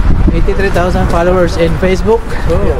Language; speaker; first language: English; non-native, local second language; Filipino